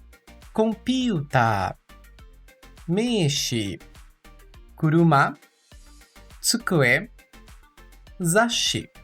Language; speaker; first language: Japanese; non-native, fluent; Portuguese